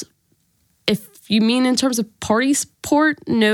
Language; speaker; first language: English; native; English